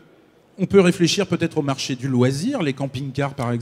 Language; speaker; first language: French; native; French